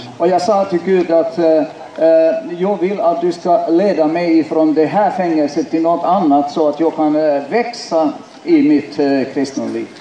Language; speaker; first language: Swedish; non-native, fluent; Finnish